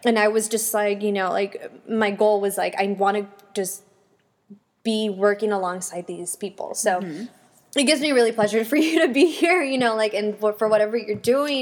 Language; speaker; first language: English; early bilingual, other home language; Spanish